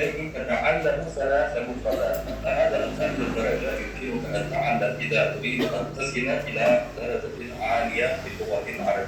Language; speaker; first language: Arabic; non-native, fluent; Chechen